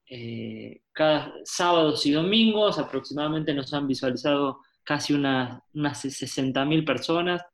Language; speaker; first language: Spanish; native; Spanish